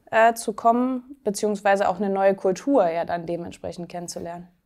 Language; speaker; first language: German; native; German